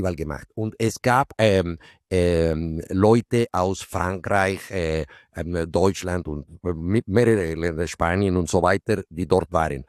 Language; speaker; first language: German; non-native, fluent; Spanish